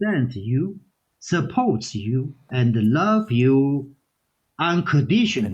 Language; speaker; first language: English; non-native, learner; Chinese